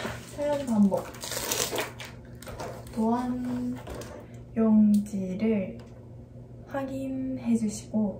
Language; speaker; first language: Korean; non-native, fluent; Japanese